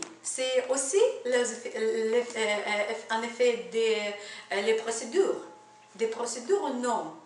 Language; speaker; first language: French; non-native, learner; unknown